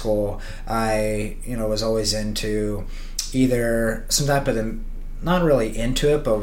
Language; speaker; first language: English; native; English